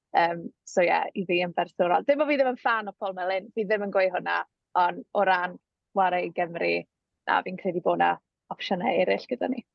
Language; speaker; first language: Welsh; native; Welsh